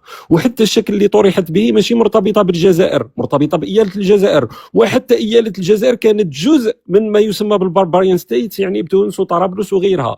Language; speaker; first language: Arabic; native; Arabic